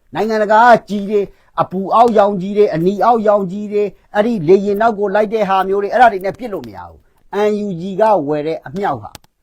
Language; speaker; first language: Burmese; non-native, local second language; Kachin